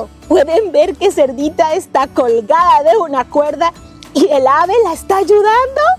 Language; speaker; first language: Spanish; native; Spanish